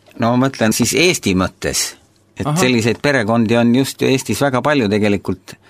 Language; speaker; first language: Estonian; native; Estonian